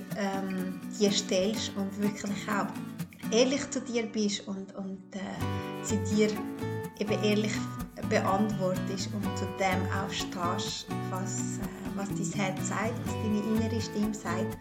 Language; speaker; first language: German; early bilingual, other home language; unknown